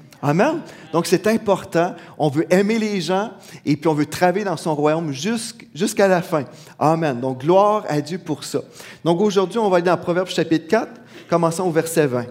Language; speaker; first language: French; native; French